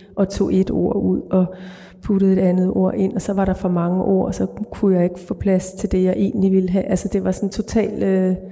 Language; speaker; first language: Danish; native; Danish